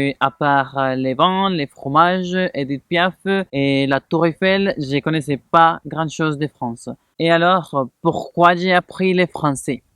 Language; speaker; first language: French; non-native, fluent; Spanish